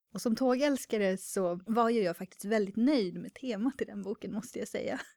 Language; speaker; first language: Swedish; native; Swedish